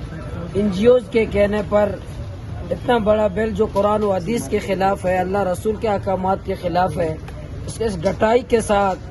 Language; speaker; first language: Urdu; non-native, local second language; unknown